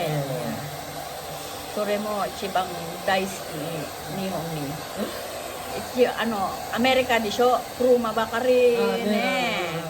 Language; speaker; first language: Japanese; non-native, learner; Filipino